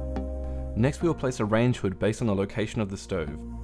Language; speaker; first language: English; native; English